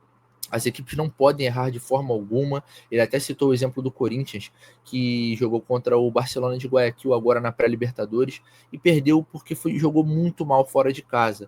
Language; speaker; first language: Portuguese; native; Portuguese